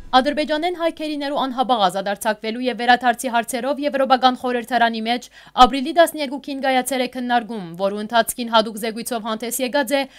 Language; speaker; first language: Armenian; early bilingual, heritage; Armenian